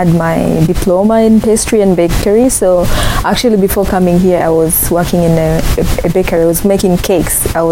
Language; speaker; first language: English; non-native, local second language; Ganda